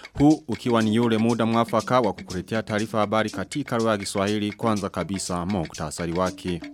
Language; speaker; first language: Swahili; non-native, local second language; Rundi